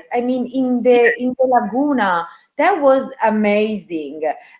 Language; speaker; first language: English; non-native, fluent; Italian